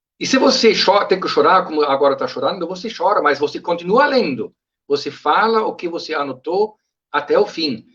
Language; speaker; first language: Portuguese; non-native, fluent; German